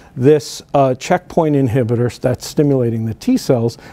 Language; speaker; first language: English; native; English